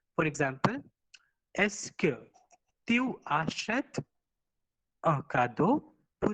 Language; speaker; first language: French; non-native, fluent; Hindi